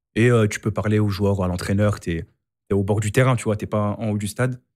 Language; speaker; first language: French; native; French